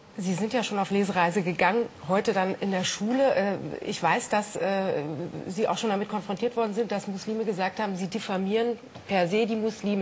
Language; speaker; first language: German; native; German